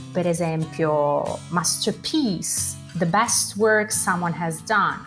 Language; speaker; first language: English; non-native, fluent; Italian